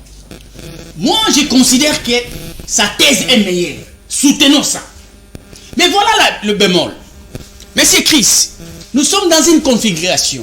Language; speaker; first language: French; non-native, local second language; Lingala